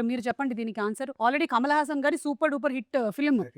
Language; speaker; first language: Telugu; native; Telugu